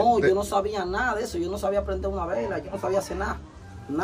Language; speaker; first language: Spanish; native; Spanish